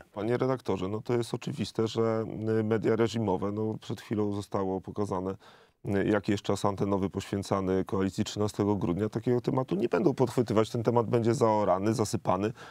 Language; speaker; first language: Polish; native; Polish